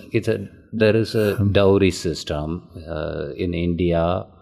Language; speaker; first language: English; non-native, local second language; Tamil